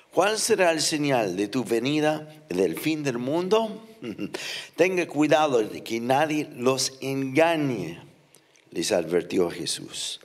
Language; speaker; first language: Spanish; non-native, fluent; English